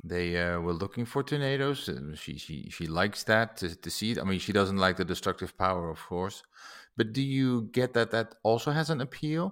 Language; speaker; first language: English; non-native, fluent; Dutch